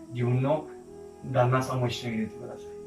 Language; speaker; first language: Japanese; non-native, fluent; Hindi